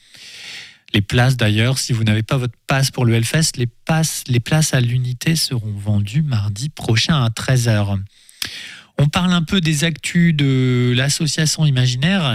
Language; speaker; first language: French; native; French